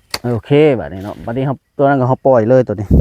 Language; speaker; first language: Thai; non-native, local second language; Lao